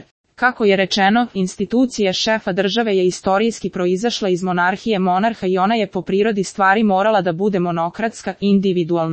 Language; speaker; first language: Serbian; native; Serbian